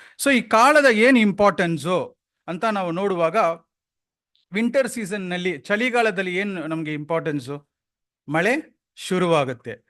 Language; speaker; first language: Kannada; non-native, local second language; Tamil